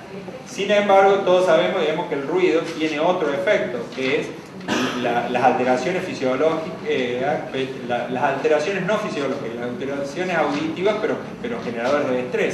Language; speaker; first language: Spanish; native; Spanish